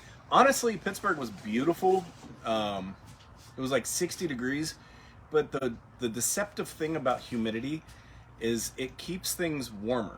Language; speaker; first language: English; native; English